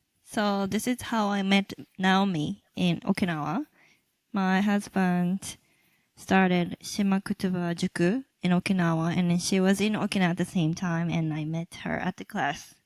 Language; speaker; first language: English; non-native, local second language; Japanese